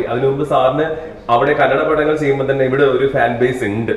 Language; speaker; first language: Malayalam; native; Malayalam